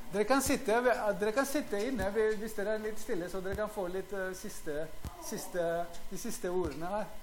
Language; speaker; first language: Norwegian; non-native, fluent; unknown